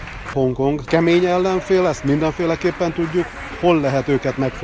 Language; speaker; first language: Hungarian; native; Hungarian